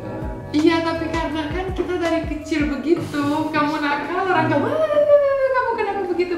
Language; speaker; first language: Indonesian; non-native, fluent; Romanian